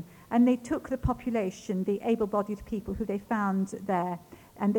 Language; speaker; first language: English; non-native, local second language; Ukrainian